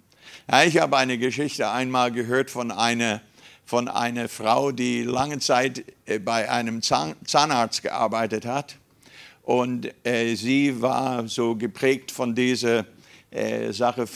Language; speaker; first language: German; non-native, fluent; English